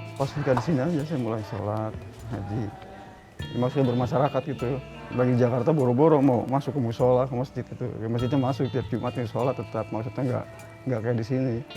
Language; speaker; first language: Indonesian; native; Indonesian